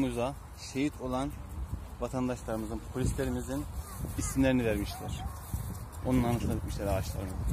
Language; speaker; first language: Turkish; native; Turkish